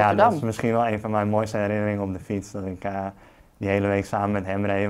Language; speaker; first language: Dutch; native; Dutch